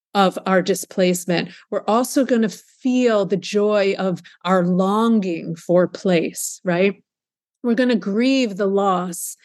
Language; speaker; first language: English; early bilingual, other home language; Russian